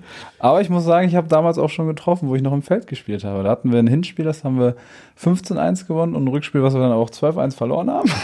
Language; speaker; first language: German; native; German